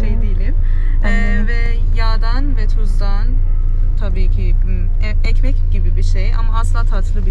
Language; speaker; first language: Turkish; non-native, fluent; Persian